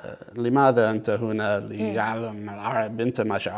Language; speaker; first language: Arabic; non-native, learner; English